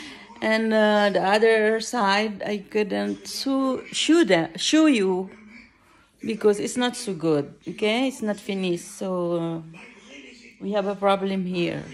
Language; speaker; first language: English; non-native, learner; Filipino